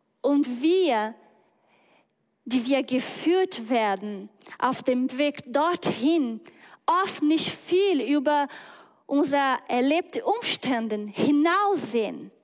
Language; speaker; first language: German; non-native, learner; Portuguese